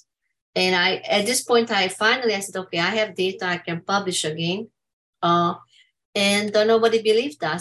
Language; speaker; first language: English; non-native, fluent; Hungarian